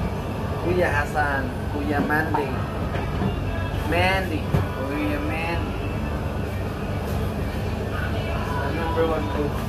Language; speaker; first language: Filipino; non-native, local second language; Cebuano